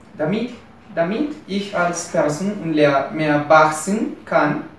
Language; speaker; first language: German; non-native, learner; Spanish